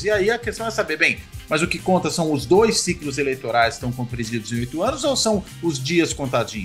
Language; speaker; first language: Portuguese; native; Portuguese